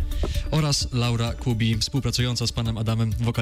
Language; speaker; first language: Polish; native; Polish